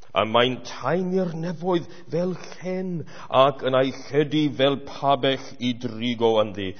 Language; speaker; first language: Welsh; non-native, fluent; English